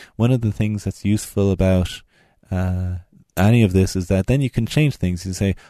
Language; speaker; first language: English; native; English